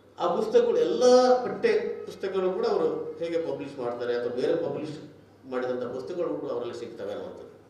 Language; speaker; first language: Kannada; native; Kannada